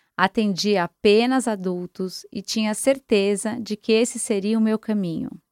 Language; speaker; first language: Portuguese; native; Portuguese